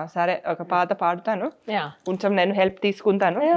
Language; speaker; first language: Telugu; non-native, fluent; Finnish